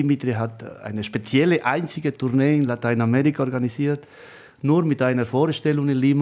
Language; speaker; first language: German; non-native, fluent; Spanish